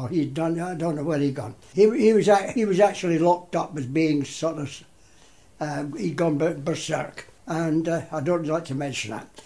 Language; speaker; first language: English; native; English